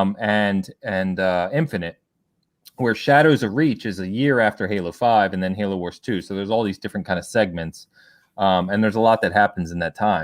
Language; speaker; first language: English; native; English